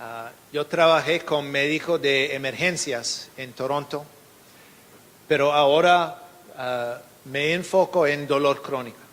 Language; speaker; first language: Spanish; non-native, fluent; English